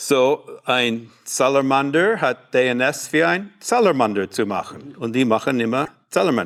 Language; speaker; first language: German; non-native, learner; English